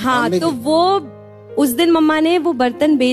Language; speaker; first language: Hindi; native; Hindi